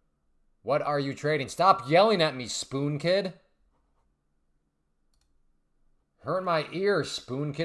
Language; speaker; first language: English; native; English